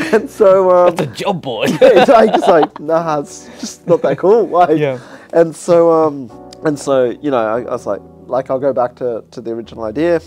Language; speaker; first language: English; native; English